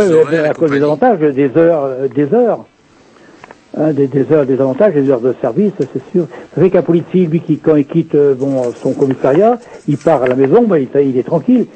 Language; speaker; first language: French; native; French